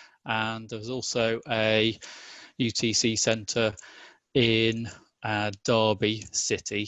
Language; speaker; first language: English; native; English